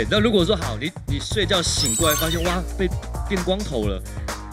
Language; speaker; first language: Chinese; native; Chinese